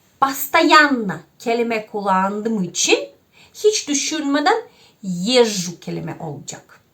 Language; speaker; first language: Turkish; non-native, fluent; Russian